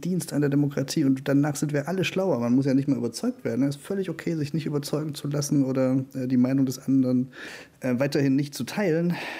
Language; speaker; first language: German; native; German